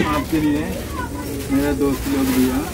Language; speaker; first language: Hindi; non-native, local second language; Malayalam